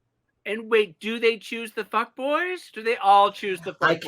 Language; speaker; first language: English; native; English